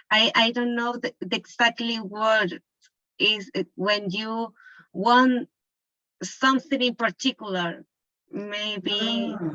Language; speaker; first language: English; non-native, learner; Spanish